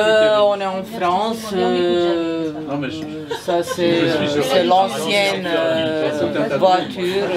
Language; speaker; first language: French; non-native, fluent; Serbian